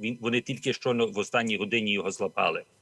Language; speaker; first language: Ukrainian; early bilingual, heritage; Ukrainian